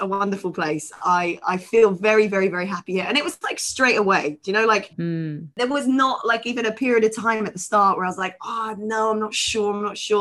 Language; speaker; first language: English; native; English